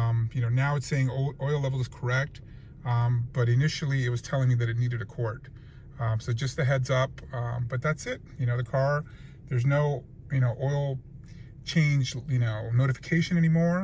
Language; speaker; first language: English; native; English